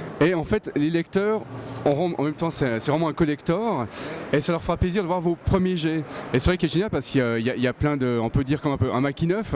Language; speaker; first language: French; native; French